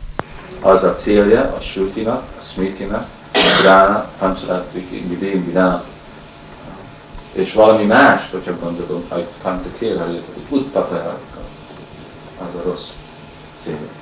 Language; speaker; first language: Hungarian; early bilingual, heritage; Hungarian